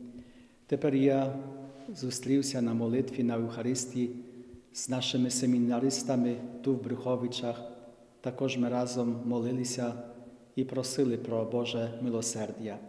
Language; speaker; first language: Polish; non-native, learner; Ukrainian